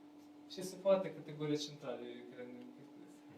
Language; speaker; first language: Romanian; non-native, learner; Ukrainian